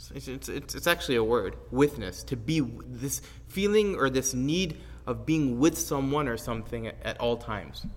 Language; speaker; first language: English; native; English